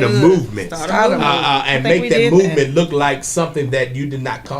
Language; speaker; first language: English; native; English